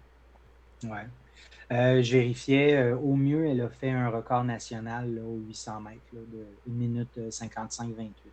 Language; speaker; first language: French; native; French